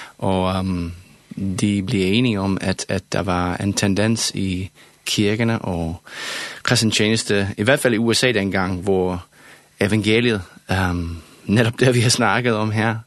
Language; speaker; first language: Danish; non-native, fluent; English